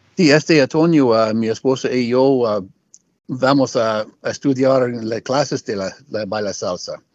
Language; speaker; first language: Spanish; non-native, learner; English